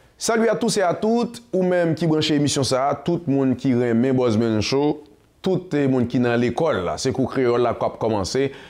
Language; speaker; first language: French; non-native, local second language; Haitian Creole